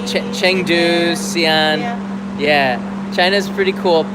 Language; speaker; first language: English; native; English